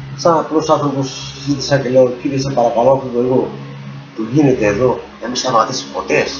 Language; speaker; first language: Greek; native; Greek